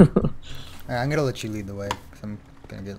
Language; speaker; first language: English; native; English